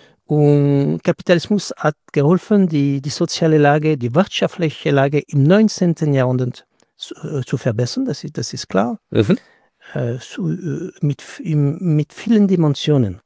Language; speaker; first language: German; non-native, fluent; French